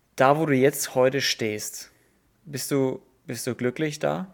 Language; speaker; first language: German; native; German